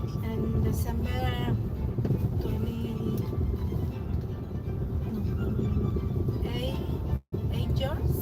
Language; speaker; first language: English; non-native, learner; Spanish